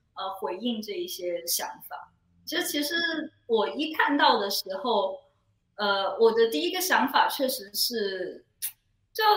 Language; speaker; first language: Chinese; non-native, local second language; Cantonese